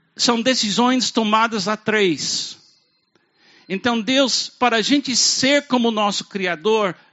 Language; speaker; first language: Portuguese; non-native, fluent; English